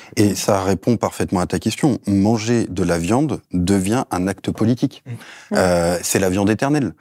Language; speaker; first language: French; native; French